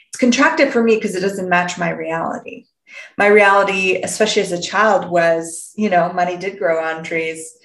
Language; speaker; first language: English; native; English